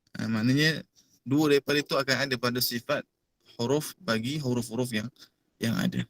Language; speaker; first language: Malay; native; Malay